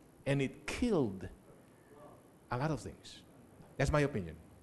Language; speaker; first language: English; non-native, local second language; Filipino